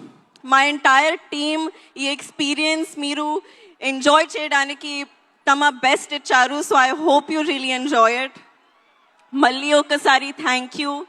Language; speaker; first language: Telugu; non-native, learner; Hindi